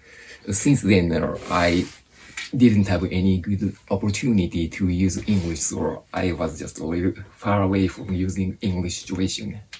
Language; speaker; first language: English; non-native, fluent; Japanese